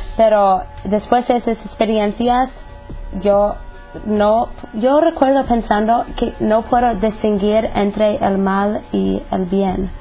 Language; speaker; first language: Spanish; non-native, fluent; English